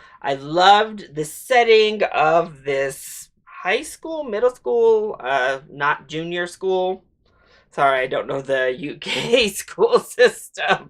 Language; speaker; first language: English; native; English